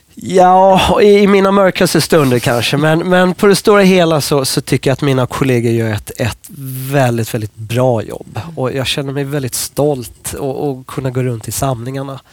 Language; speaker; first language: Swedish; non-native, fluent; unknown